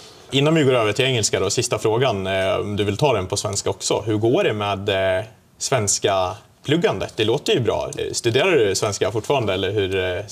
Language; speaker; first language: Swedish; native; Swedish